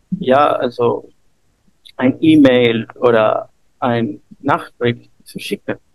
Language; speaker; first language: German; non-native, learner; Spanish